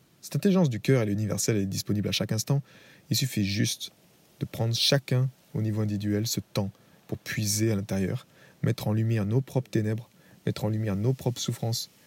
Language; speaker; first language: French; native; French